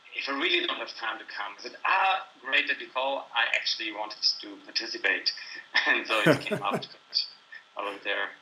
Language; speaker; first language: English; non-native, fluent; German